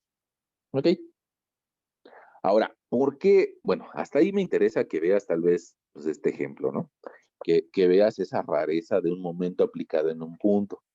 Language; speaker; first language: Spanish; native; Spanish